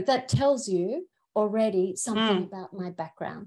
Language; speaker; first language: English; native; English